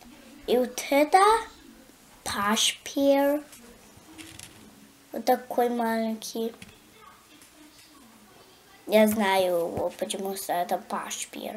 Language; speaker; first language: Russian; early bilingual, heritage; Russian